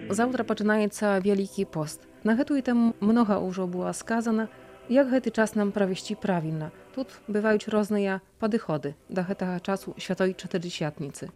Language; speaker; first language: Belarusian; native; Belarusian